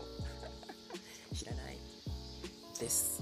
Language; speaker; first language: Japanese; non-native, fluent; French